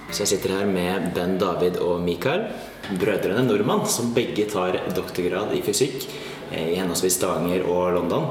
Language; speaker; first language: Norwegian; native; Norwegian